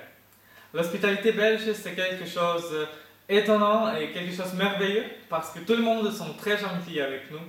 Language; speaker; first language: French; non-native, fluent; Ukrainian